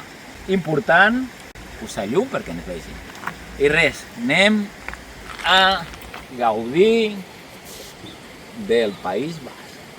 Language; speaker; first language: Catalan; native; Catalan